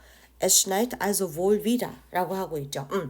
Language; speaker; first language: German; non-native, fluent; Korean